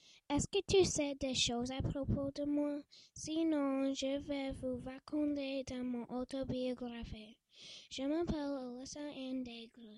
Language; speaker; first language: French; non-native, local second language; English